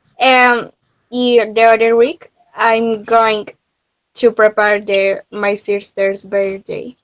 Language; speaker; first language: English; non-native, learner; Spanish